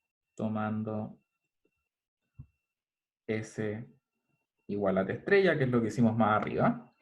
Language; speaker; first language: Spanish; native; Spanish